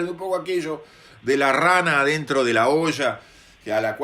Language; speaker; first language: Spanish; native; Spanish